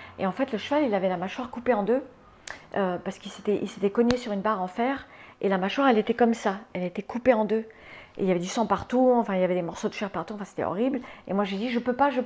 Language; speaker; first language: French; early bilingual, other home language; English